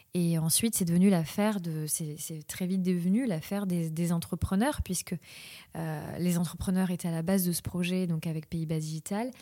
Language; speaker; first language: French; native; French